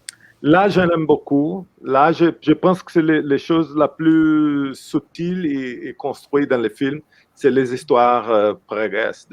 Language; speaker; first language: French; non-native, fluent; Portuguese